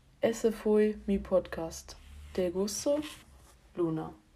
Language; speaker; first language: Spanish; non-native, learner; German